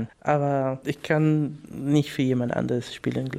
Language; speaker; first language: German; non-native, fluent; Spanish